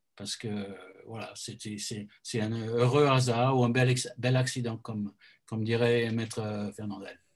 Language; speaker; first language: French; non-native, fluent; English